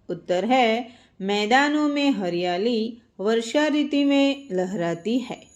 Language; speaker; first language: Hindi; non-native, local second language; Gujarati